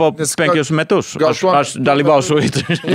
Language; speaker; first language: Lithuanian; non-native, learner; Finnish